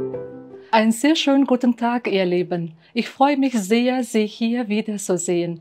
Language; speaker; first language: German; non-native, fluent; Uzbek